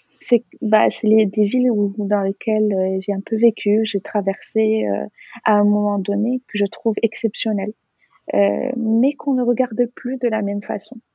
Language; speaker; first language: French; non-native, local second language; Arabic